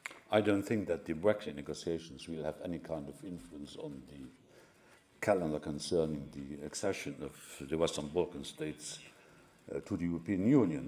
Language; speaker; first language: English; non-native, fluent; Luxembourgish